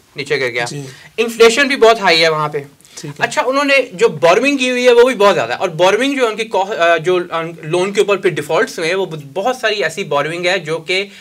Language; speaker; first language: Urdu; native; Urdu